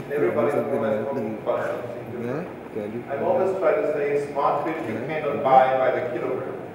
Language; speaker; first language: English; non-native, fluent; German